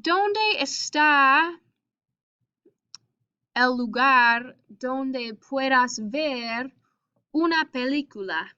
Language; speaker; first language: Spanish; non-native, fluent; English